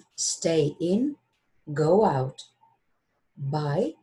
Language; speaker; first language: English; non-native, fluent; Greek